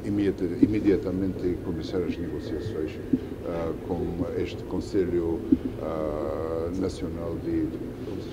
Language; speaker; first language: Portuguese; non-native, fluent; Georgian